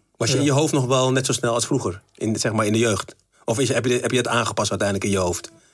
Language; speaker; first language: Dutch; native; Dutch